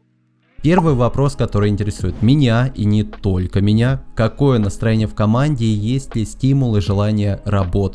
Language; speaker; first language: Russian; native; Russian